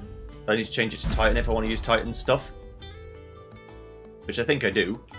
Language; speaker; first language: English; native; English